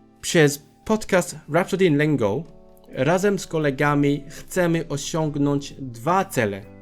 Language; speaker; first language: Polish; non-native, fluent; Cantonese